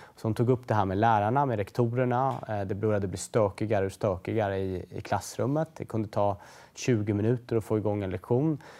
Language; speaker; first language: Swedish; native; Swedish